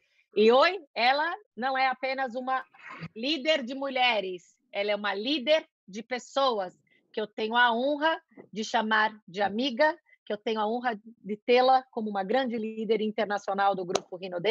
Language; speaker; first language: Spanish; non-native, learner; Portuguese